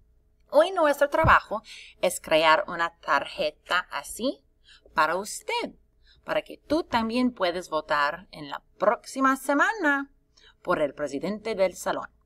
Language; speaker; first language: Spanish; non-native, fluent; English